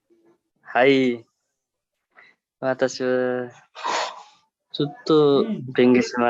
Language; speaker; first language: Japanese; non-native, learner; Nepali